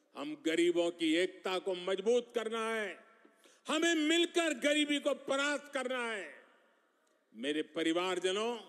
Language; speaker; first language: Hindi; non-native, local second language; Gujarati